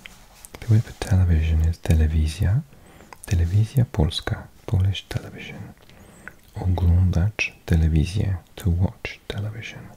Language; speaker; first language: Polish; non-native, learner; English